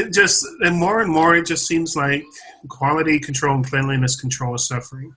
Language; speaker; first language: English; native; English